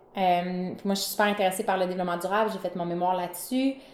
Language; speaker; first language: French; native; French